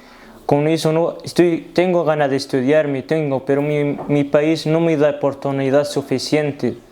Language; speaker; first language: Spanish; non-native, learner; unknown